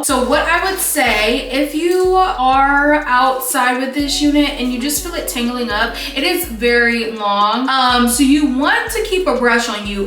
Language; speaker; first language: English; native; English